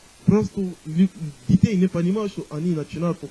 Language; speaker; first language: Russian; non-native, fluent; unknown